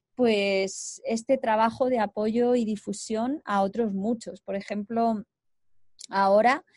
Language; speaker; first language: Spanish; native; Spanish